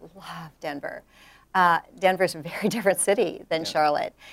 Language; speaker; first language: English; native; English